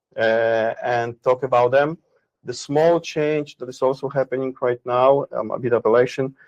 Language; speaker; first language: English; non-native, fluent; Polish